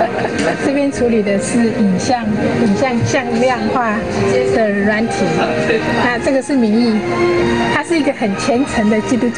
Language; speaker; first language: Chinese; native; Chinese